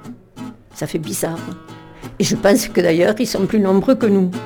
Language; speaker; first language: French; native; French